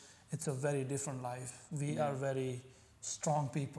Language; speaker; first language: English; non-native, local second language; Punjabi